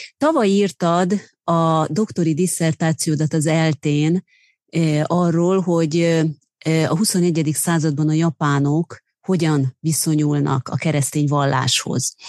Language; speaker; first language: Hungarian; native; Hungarian